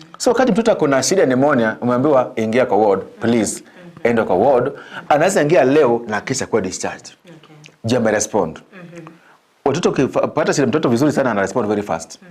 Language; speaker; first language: Swahili; non-native, local second language; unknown